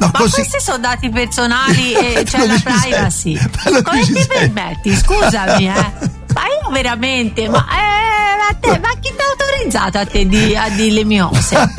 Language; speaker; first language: Italian; native; Italian